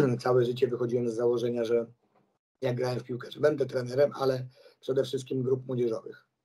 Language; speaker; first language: Polish; native; Polish